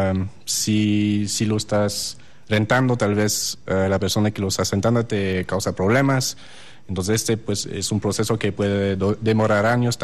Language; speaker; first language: Spanish; non-native, fluent; French